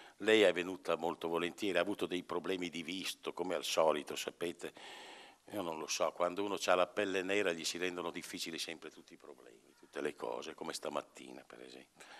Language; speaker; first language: Italian; native; Italian